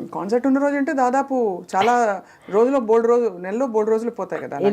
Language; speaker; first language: Telugu; native; Telugu